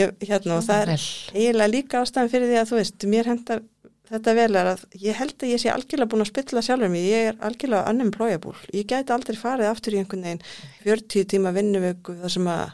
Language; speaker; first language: Icelandic; native; Icelandic